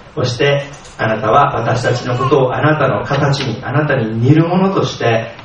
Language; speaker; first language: Japanese; native; Japanese